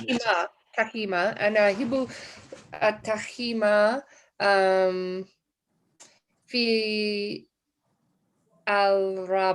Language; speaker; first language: Arabic; non-native, learner; English